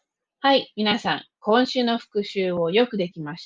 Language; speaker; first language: Japanese; non-native, fluent; English